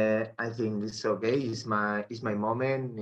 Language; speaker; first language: English; non-native, learner; Spanish